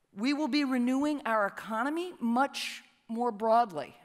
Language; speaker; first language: English; native; English